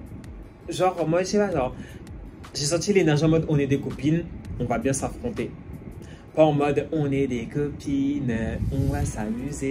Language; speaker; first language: French; native; French